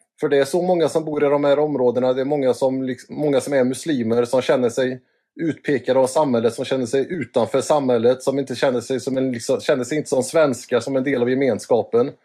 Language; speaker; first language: Swedish; native; Swedish